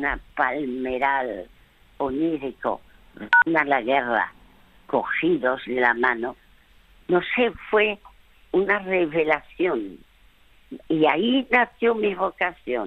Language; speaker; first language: Spanish; early bilingual, other home language; French